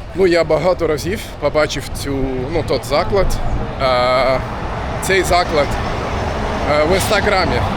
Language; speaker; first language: Russian; non-native, learner; Turkish